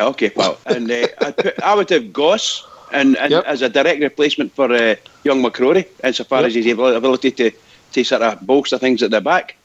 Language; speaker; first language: English; native; English